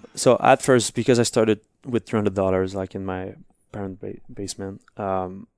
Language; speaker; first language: English; non-native, fluent; French